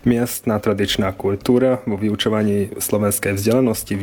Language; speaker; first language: Slovak; non-native, learner; Hungarian